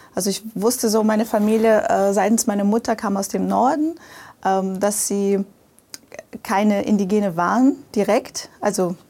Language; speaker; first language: German; early bilingual, other home language; Portuguese